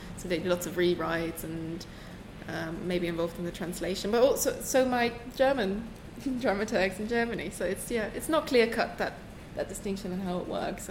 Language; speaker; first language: English; non-native, fluent; German